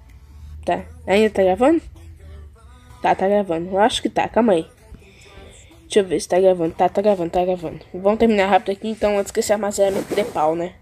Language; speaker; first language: Portuguese; native; Portuguese